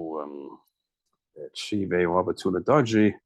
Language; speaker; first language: Portuguese; non-native, learner; English